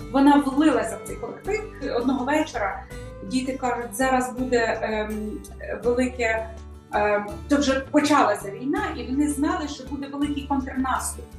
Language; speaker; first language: Ukrainian; native; Ukrainian